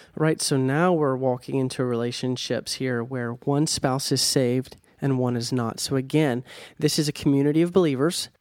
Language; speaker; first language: English; native; English